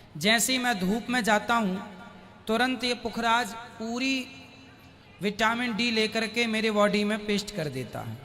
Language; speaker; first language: Hindi; native; Hindi